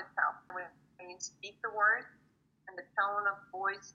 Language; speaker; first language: English; non-native, fluent; Ukrainian